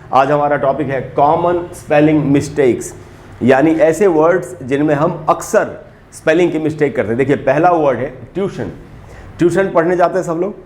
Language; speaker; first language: Hindi; native; Hindi